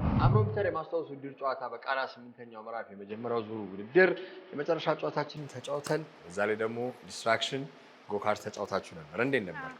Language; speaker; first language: Amharic; native; Amharic